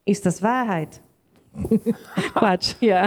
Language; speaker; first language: German; non-native, learner; Portuguese